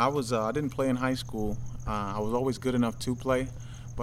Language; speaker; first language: English; native; English